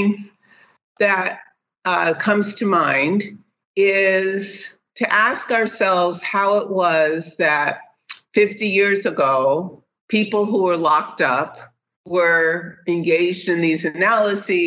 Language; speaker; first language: English; native; English